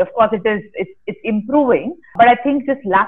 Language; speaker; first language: English; non-native, local second language; Kannada